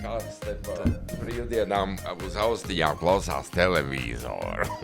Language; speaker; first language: Latvian; native; Latvian